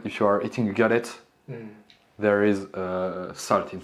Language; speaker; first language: English; non-native, learner; French